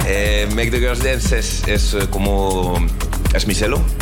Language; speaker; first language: Spanish; non-native, learner; French